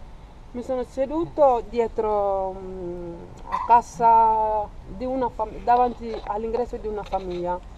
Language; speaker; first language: Italian; non-native, fluent; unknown